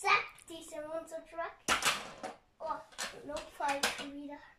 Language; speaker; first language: German; early bilingual, other home language; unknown